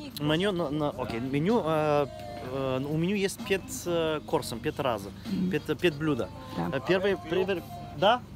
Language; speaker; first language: Russian; non-native, learner; Bulgarian